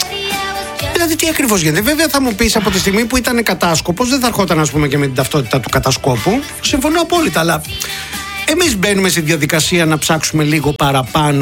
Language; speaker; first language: Greek; native; Greek